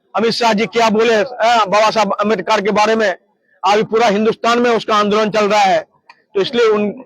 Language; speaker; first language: Hindi; non-native, local second language; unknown